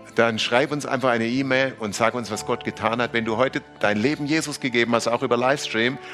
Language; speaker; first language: German; native; German